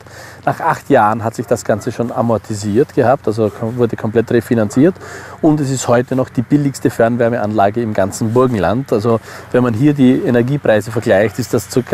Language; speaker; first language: German; native; German